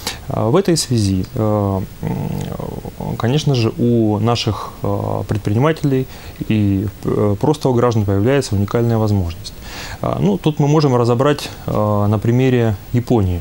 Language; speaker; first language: Russian; native; Russian